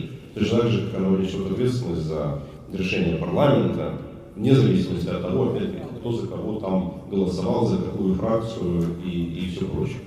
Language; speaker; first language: Russian; native; Russian